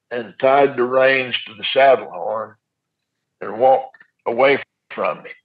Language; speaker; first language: English; native; English